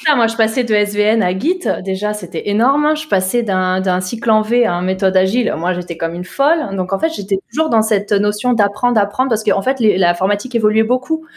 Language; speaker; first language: French; native; French